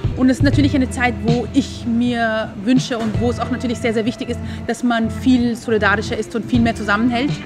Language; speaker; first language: German; early bilingual, other home language; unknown